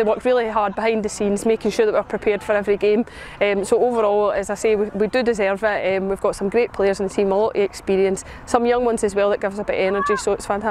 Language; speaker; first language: English; native; English